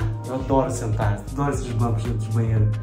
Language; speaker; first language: Portuguese; native; Portuguese